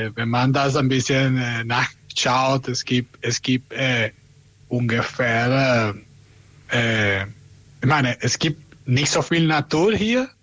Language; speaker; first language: German; non-native, learner; Spanish